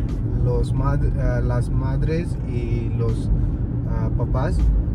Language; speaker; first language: Spanish; non-native, learner; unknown